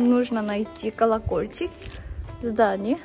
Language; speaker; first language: Russian; non-native, learner; Korean